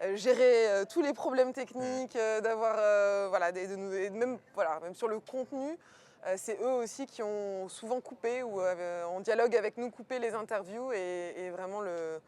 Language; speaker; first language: French; native; French